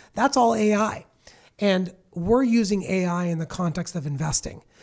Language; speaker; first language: English; native; English